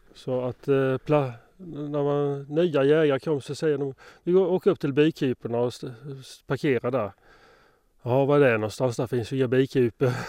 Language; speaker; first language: Swedish; native; Swedish